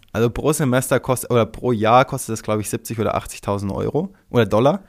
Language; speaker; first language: German; early bilingual, other home language; Croatian